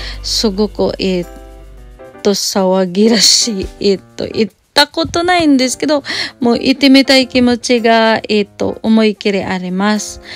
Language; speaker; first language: Japanese; non-native, fluent; Cebuano